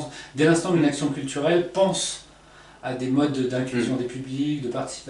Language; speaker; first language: French; native; French